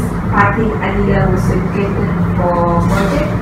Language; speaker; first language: English; non-native, local second language; Malay